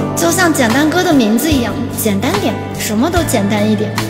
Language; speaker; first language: Chinese; native; Chinese